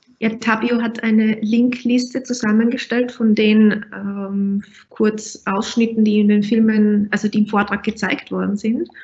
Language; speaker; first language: German; native; German